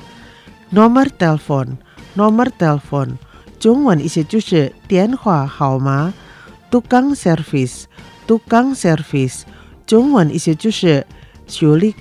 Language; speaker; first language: Chinese; non-native, local second language; Indonesian